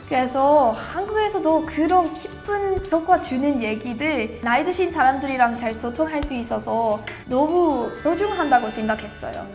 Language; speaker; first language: Korean; non-native, learner; English